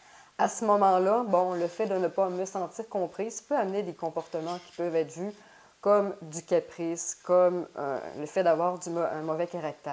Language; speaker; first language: French; native; French